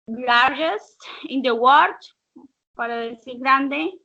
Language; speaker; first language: English; non-native, learner; Spanish